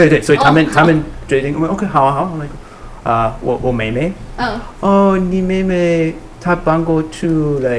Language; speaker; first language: Chinese; non-native, learner; English